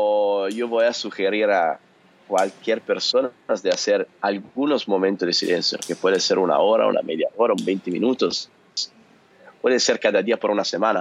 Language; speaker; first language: Spanish; non-native, learner; Italian